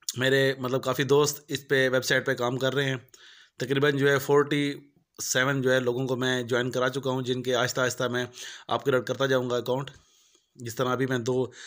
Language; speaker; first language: Urdu; non-native, local second language; Punjabi